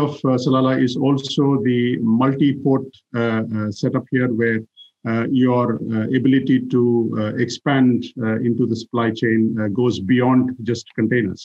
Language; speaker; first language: English; non-native, local second language; Malayalam